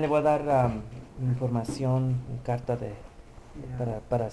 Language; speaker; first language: Spanish; early bilingual, heritage; Spanish